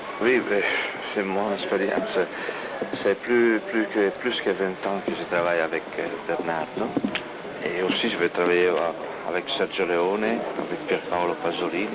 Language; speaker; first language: French; non-native, fluent; Italian